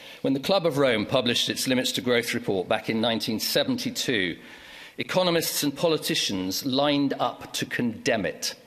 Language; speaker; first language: English; native; English